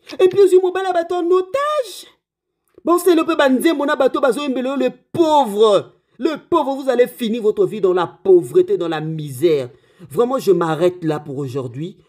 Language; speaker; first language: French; non-native, local second language; Lingala